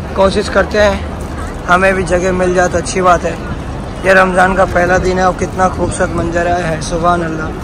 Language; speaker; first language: Hindi; native; Hindi